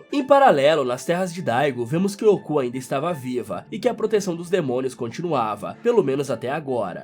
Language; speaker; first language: Portuguese; native; Portuguese